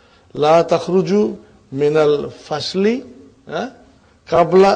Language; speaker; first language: Arabic; non-native, fluent; Urdu